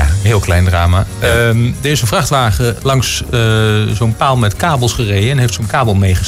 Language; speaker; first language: Dutch; native; Dutch